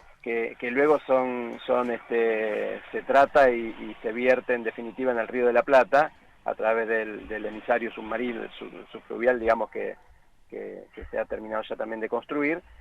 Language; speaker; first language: Spanish; native; Spanish